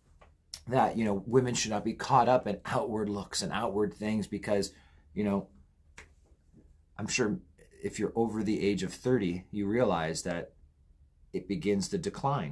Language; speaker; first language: English; native; English